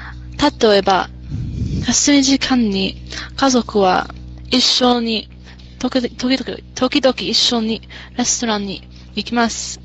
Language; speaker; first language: Japanese; non-native, learner; English